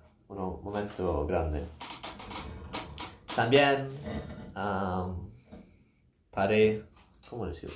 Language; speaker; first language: Spanish; non-native, learner; English